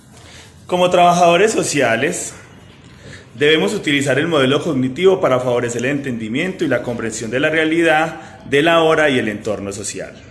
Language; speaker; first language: Spanish; native; Spanish